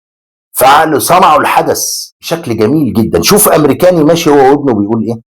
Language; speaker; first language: Arabic; native; Arabic